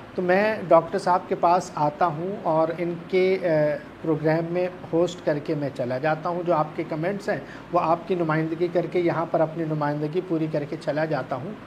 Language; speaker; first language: Urdu; native; Urdu